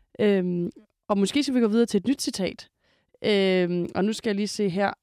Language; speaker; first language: Danish; native; Danish